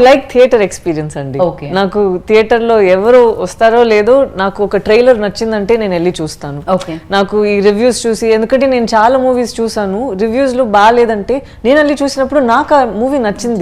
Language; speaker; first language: Telugu; non-native, fluent; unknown